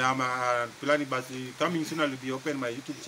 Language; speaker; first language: English; non-native, learner; Swahili